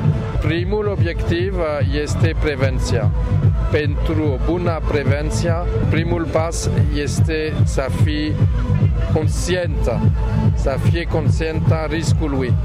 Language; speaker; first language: Romanian; non-native, learner; French